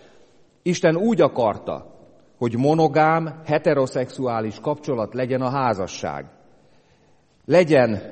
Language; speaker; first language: Hungarian; native; Hungarian